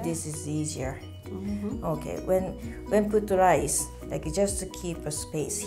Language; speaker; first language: English; non-native, learner; Japanese